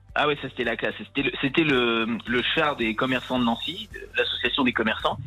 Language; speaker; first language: French; native; French